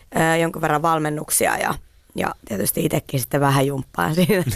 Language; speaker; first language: Finnish; native; Finnish